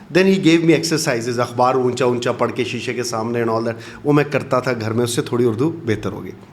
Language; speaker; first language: Urdu; non-native, local second language; Pashto